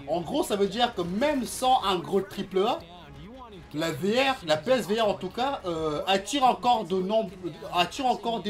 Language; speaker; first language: French; native; French